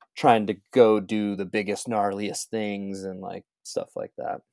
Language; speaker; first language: English; native; English